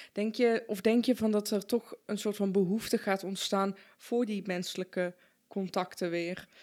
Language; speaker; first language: Dutch; early bilingual, other home language; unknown